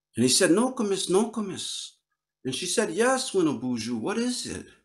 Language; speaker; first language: English; native; English